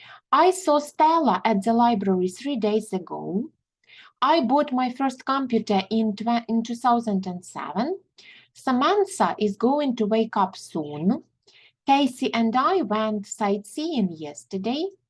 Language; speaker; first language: English; non-native, fluent; Ukrainian